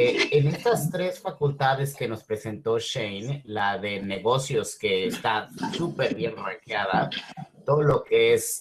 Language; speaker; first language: Spanish; native; Spanish